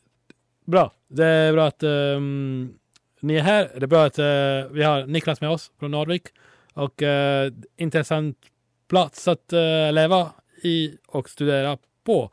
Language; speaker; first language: Swedish; non-native, learner; Italian